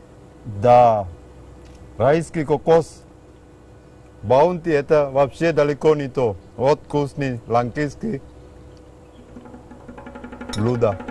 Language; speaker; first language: Russian; non-native, fluent; Sinhala